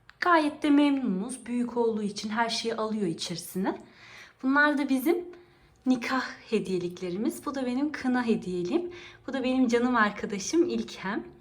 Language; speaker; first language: Turkish; early bilingual, heritage; Turkish